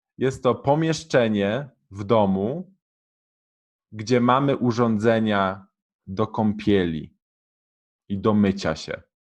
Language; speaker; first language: Polish; native; Polish